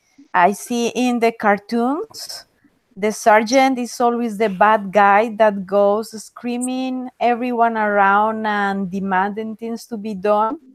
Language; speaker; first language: English; non-native, fluent; Spanish